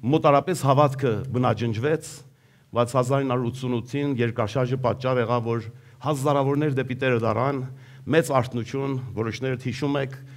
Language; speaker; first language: Armenian; early bilingual, heritage; Armenian